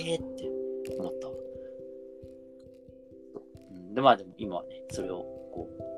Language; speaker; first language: Japanese; native; Japanese